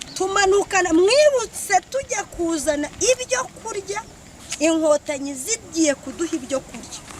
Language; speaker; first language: Kinyarwanda; native; Kinyarwanda